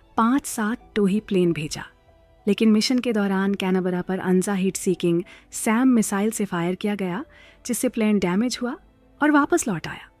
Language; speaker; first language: Hindi; native; Hindi